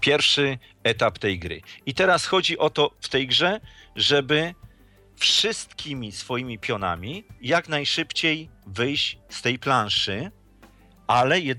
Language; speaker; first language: Polish; native; Polish